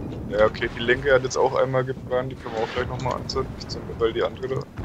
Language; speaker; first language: German; native; German